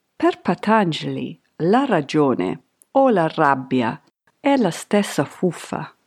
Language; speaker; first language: Italian; non-native, fluent; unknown